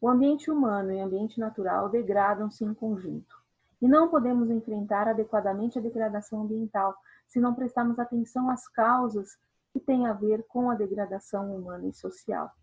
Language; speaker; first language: Portuguese; native; Portuguese